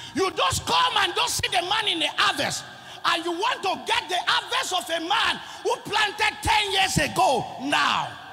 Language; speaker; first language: English; non-native, local second language; Yoruba